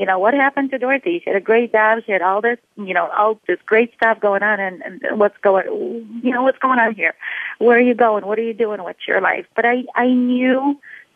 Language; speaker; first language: English; non-native, fluent; Polish